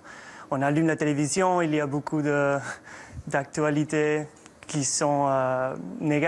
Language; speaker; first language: French; non-native, fluent; English